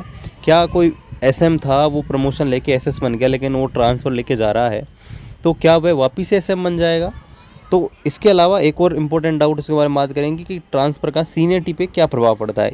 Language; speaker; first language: Hindi; native; Hindi